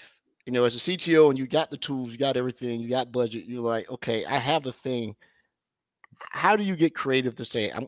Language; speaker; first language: English; native; English